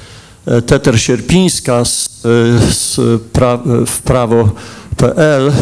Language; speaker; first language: Polish; native; Polish